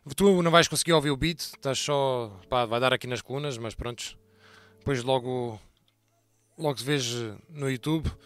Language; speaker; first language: Portuguese; early bilingual, heritage; Portuguese